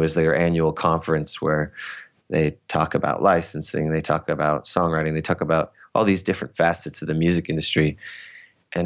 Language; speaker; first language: English; native; English